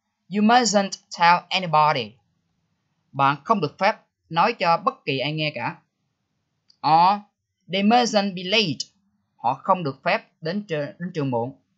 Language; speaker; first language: Vietnamese; native; Vietnamese